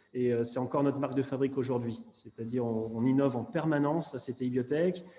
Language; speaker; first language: French; native; French